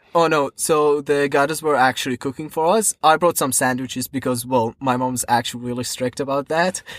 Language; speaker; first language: English; non-native, fluent; Arabic